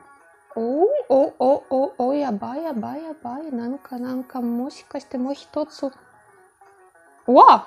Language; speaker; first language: Japanese; non-native, fluent; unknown